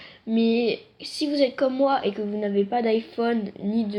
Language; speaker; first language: French; native; French